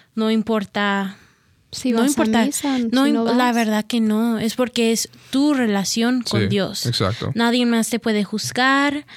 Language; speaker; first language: Spanish; early bilingual, heritage; Spanish